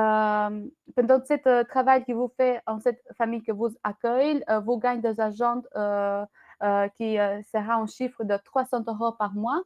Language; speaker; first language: French; non-native, learner; Albanian